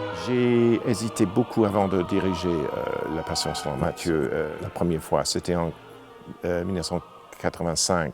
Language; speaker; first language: French; non-native, fluent; English